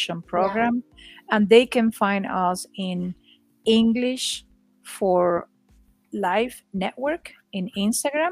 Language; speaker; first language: English; non-native, fluent; Spanish